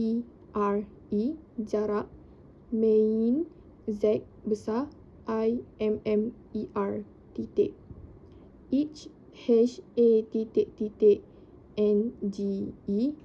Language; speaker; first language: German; non-native, learner; Indonesian